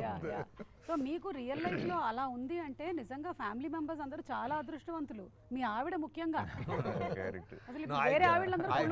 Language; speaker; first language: Telugu; native; Telugu